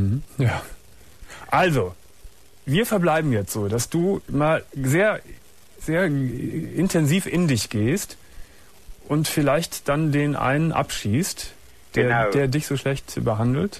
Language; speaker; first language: German; native; German